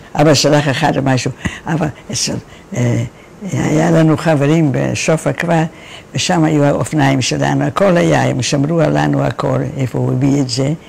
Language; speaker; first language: Hebrew; non-native, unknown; Dutch